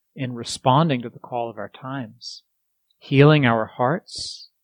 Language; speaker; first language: English; native; English